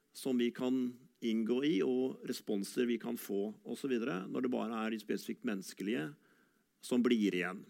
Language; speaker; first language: Norwegian; native; Norwegian